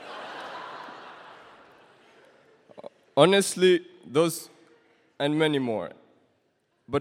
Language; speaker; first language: English; non-native, local second language; Kinyarwanda